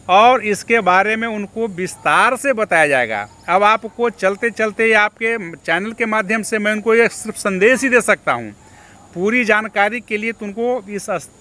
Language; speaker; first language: Hindi; native; Hindi